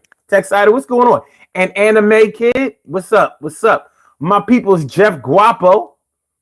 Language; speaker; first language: English; native; English